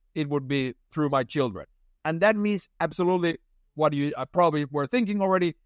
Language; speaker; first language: English; non-native, fluent; Finnish